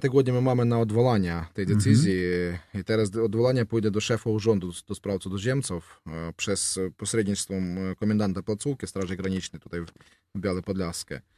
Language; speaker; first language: Polish; non-native, learner; Russian